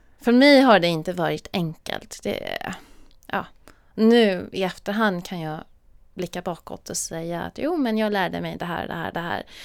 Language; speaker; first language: Swedish; non-native, fluent; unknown